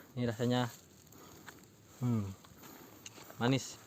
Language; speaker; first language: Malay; non-native, local second language; Sundanese